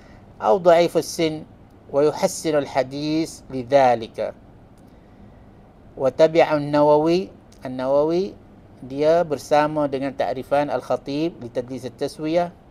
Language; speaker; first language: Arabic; non-native, fluent; Malay